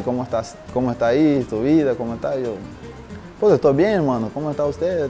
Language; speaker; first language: Spanish; non-native, learner; Portuguese